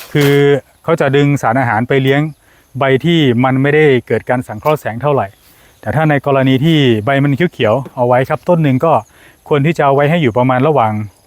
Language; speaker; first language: Thai; native; Thai